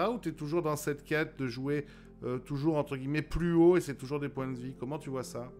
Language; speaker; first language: French; native; French